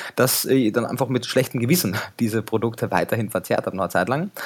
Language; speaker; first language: German; native; German